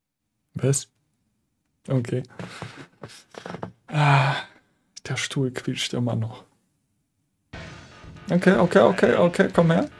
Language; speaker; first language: German; native; German